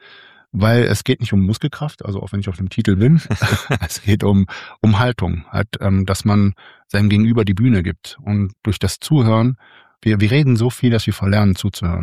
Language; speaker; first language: German; native; German